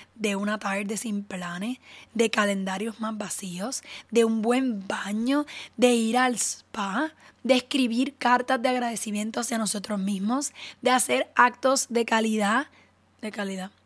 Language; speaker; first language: Spanish; native; Spanish